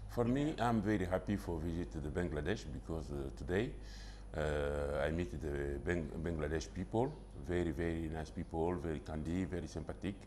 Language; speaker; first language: English; non-native, learner; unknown